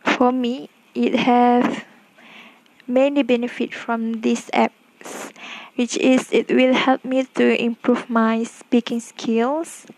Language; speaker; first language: English; non-native, local second language; Malay